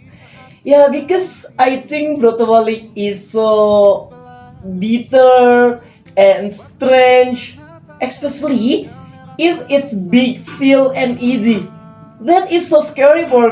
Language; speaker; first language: English; non-native, learner; Indonesian